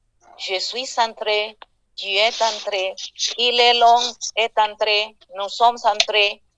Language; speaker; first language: French; non-native, fluent; Spanish